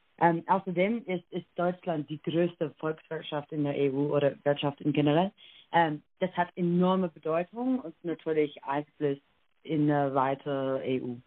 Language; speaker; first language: German; early bilingual, heritage; English